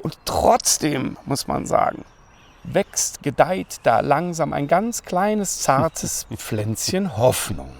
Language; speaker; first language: German; native; German